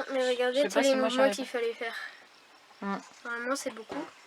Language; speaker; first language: French; native; French